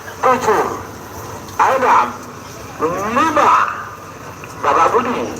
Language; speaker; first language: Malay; non-native, local second language; Madurese